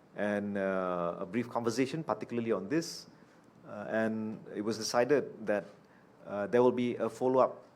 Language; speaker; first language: English; non-native, local second language; Malay